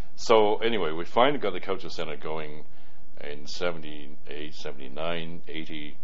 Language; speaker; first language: English; early bilingual, other home language; Cantonese